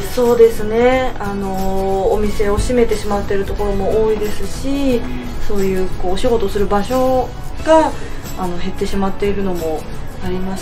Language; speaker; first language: Japanese; native; Japanese